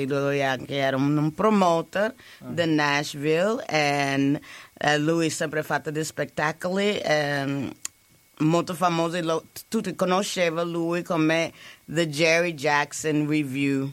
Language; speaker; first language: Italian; non-native, learner; English